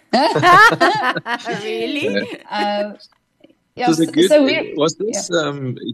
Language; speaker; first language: English; native; English